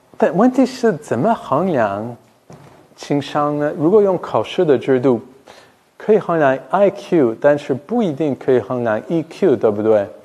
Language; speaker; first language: Chinese; non-native, fluent; English